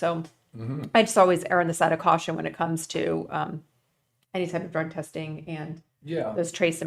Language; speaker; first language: English; native; English